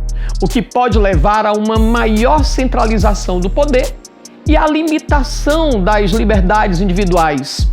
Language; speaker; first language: Portuguese; native; Portuguese